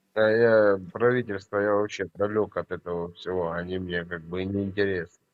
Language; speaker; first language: Russian; native; Russian